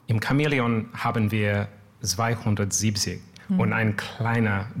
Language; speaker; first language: German; non-native, learner; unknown